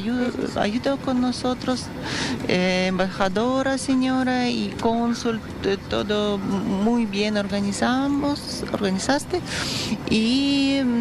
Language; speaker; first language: Spanish; non-native, learner; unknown